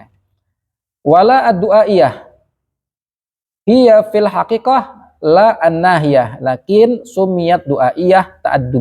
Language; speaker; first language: Arabic; non-native, fluent; Indonesian